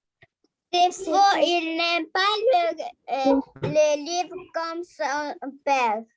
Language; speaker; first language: French; non-native, learner; Arabic